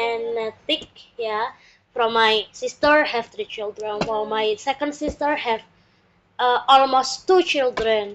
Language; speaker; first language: English; non-native, learner; Indonesian